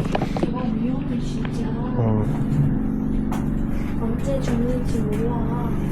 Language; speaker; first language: Korean; non-native, fluent; Vietnamese